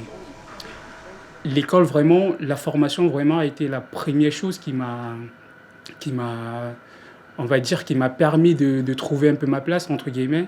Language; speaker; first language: French; non-native, fluent; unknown